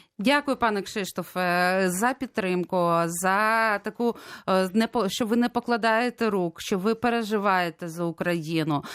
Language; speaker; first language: Ukrainian; native; Ukrainian